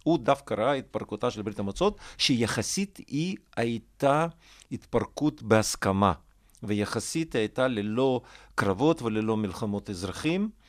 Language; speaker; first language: Hebrew; non-native, fluent; Russian